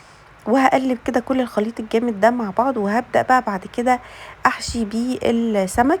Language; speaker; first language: Arabic; native; Arabic